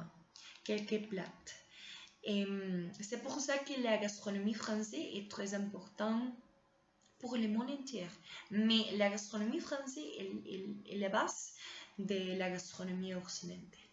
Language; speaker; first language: French; non-native, learner; Spanish